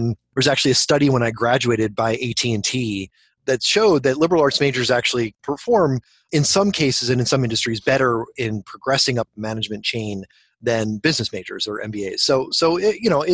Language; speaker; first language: English; native; English